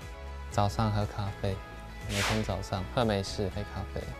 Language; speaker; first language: Chinese; non-native, fluent; Japanese